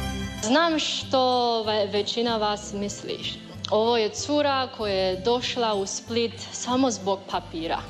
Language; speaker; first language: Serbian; non-native, learner; Chinese